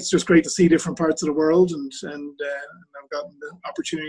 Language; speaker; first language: English; native; English